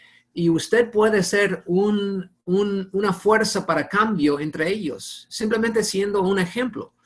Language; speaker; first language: Spanish; non-native, fluent; English